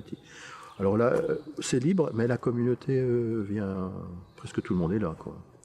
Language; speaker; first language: French; native; French